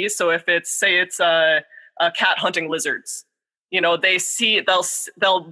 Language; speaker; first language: English; native; English